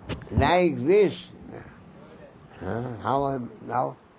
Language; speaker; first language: English; non-native, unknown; Turkish